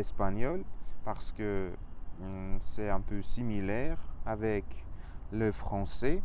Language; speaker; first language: French; non-native, learner; Russian